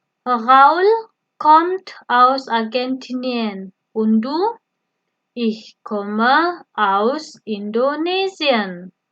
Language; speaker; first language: German; non-native, fluent; Indonesian